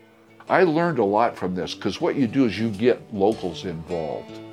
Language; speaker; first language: English; native; English